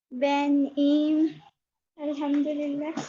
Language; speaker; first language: Turkish; non-native, learner; Urdu